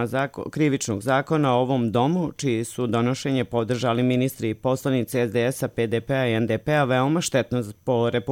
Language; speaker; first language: Croatian; native; Croatian